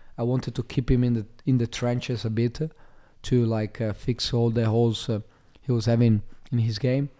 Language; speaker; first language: English; non-native, fluent; Italian